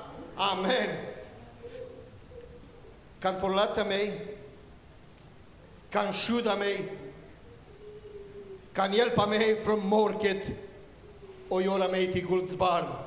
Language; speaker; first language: Swedish; non-native, learner; Romanian